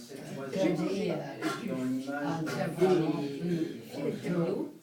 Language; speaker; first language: French; non-native, fluent; English